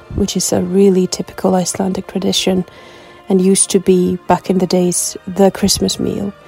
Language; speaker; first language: English; non-native, fluent; Icelandic